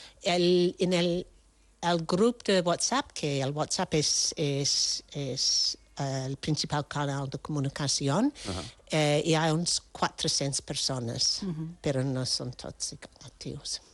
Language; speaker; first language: Catalan; non-native, fluent; French